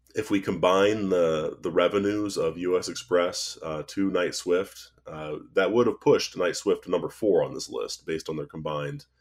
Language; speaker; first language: English; native; English